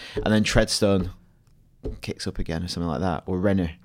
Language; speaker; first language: English; native; English